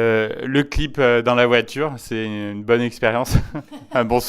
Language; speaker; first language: French; native; French